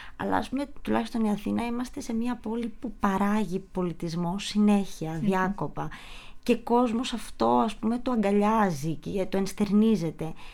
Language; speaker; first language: Greek; native; Greek